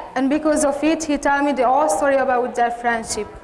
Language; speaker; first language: English; non-native, learner; Hungarian